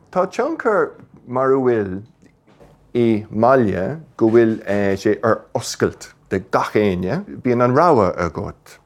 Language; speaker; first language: Irish; non-native, local second language; English